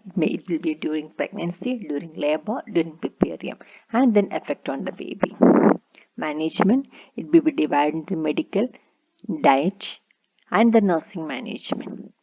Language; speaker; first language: English; non-native, local second language; Malayalam